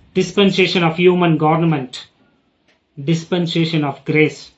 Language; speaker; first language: English; non-native, local second language; Tamil